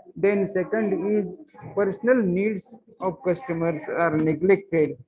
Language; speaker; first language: English; non-native, local second language; Marathi